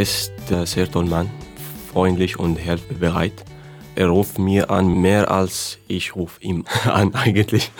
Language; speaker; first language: German; non-native, learner; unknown